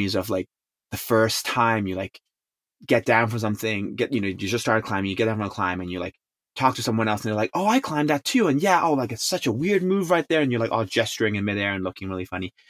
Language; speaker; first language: English; non-native, local second language; Chinese